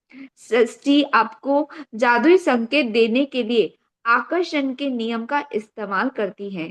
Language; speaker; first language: Hindi; native; Hindi